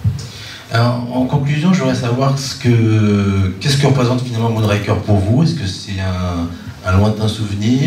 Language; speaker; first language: French; native; French